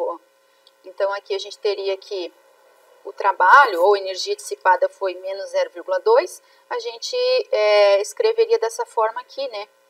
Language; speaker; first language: Portuguese; native; Portuguese